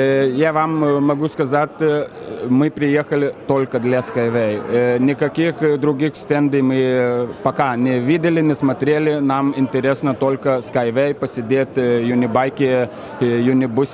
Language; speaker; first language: Russian; non-native, fluent; Lithuanian